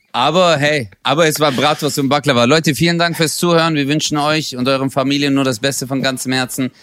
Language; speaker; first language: German; early bilingual, other home language; Turkish